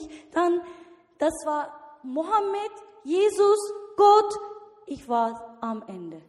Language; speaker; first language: German; non-native, learner; Turkish